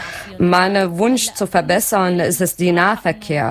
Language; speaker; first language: German; non-native, learner; Arabic